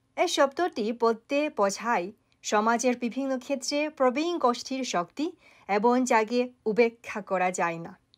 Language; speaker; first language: Bangla; non-native, fluent; Chinese